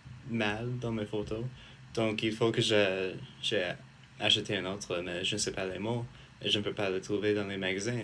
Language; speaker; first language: French; non-native, learner; English